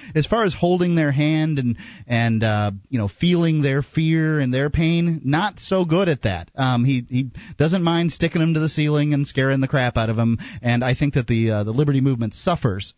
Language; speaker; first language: English; native; English